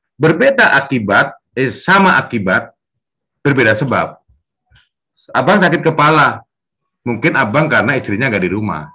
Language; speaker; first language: Indonesian; native; Indonesian